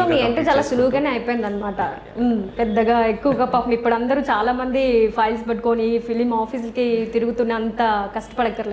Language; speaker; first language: Telugu; native; Telugu